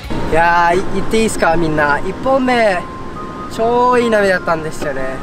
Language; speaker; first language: Japanese; early bilingual, other home language; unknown